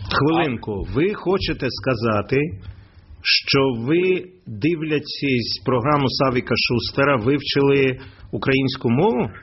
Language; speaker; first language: Ukrainian; non-native, local second language; Russian